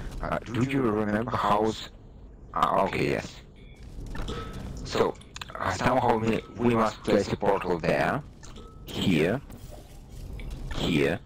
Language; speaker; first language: English; non-native, learner; German